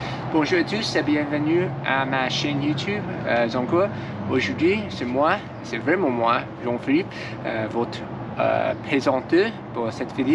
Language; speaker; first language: French; non-native, learner; English